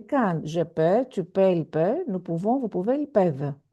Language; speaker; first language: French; non-native, fluent; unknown